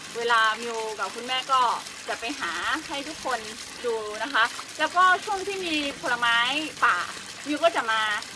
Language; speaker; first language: Thai; non-native, local second language; Akha